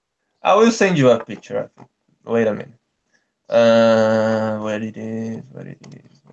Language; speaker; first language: English; non-native, learner; Portuguese